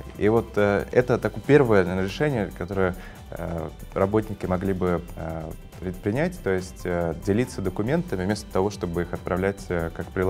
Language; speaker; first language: Russian; native; Russian